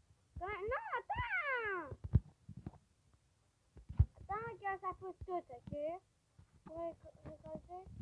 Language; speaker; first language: French; native; French